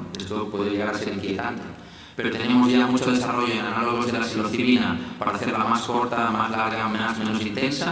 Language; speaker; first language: Spanish; native; Spanish